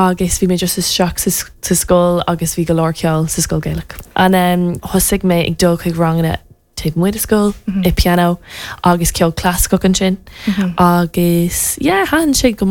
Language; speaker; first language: Irish; non-native, local second language; English